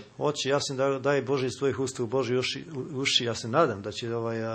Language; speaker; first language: Serbian; native; Serbian